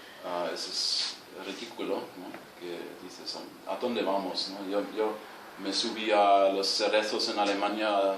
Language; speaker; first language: Spanish; non-native, fluent; German